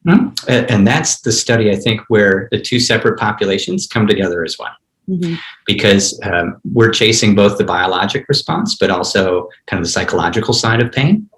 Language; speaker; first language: English; native; English